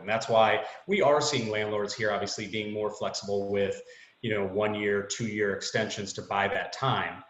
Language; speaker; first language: English; native; English